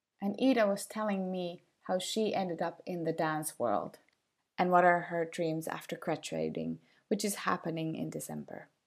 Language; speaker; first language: English; non-native, fluent; Finnish